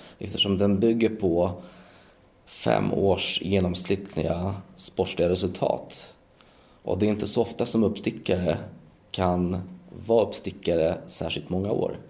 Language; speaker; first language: Swedish; early bilingual, other home language; Polish